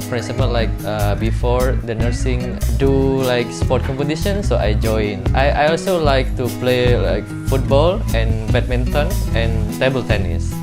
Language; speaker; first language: English; non-native, learner; Indonesian